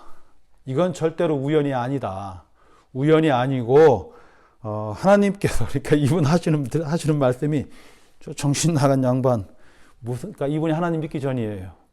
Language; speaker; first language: Korean; native; Korean